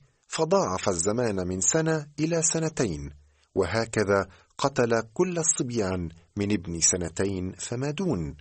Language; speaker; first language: Arabic; native; Arabic